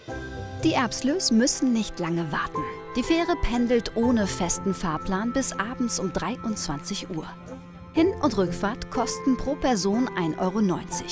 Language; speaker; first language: German; native; German